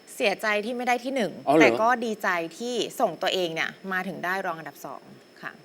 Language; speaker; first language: Thai; native; Thai